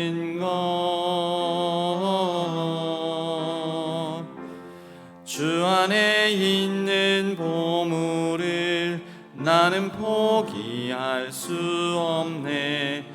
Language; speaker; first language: Korean; native; Korean